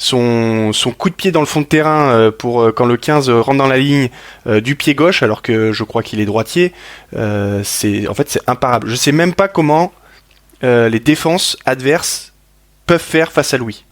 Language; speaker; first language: French; native; French